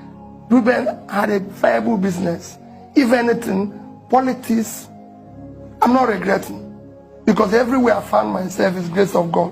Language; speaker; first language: English; non-native, local second language; Igbo